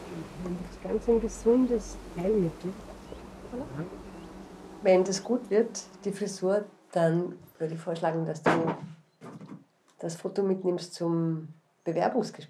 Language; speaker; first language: German; native; German